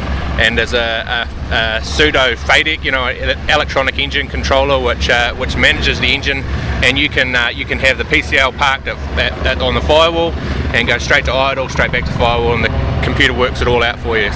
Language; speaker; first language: English; native; English